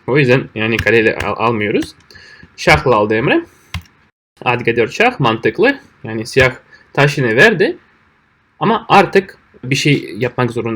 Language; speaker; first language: Turkish; non-native, fluent; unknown